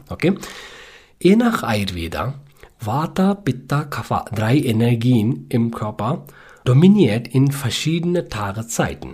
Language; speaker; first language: German; non-native, learner; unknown